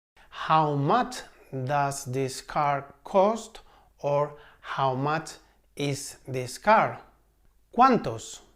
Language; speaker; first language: English; non-native, fluent; Spanish